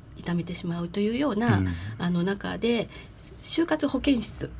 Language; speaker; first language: Japanese; native; Japanese